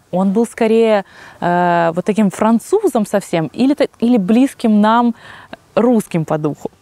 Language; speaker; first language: Russian; native; Russian